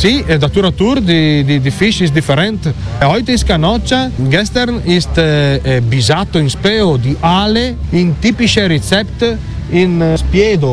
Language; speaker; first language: German; non-native, learner; Italian